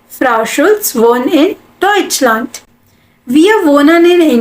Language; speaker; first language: German; non-native, learner; Hindi